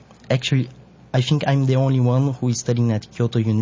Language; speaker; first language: English; non-native, fluent; Portuguese